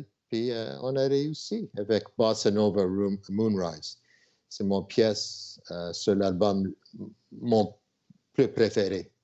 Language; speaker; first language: French; non-native, local second language; English